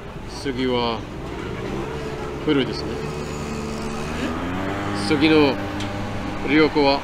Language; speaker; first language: Japanese; non-native, learner; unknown